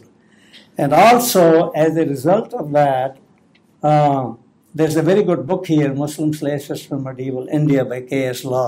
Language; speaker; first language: English; non-native, local second language; Punjabi